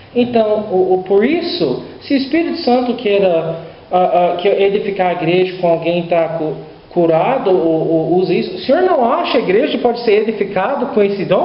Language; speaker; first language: Portuguese; non-native, learner; English